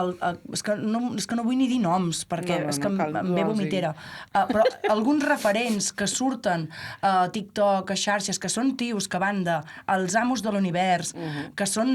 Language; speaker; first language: Catalan; native; Catalan